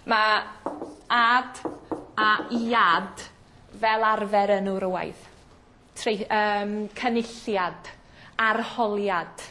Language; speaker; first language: Welsh; native; Welsh